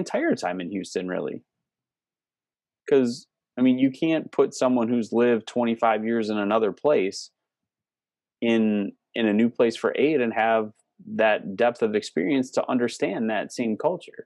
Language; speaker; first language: English; native; English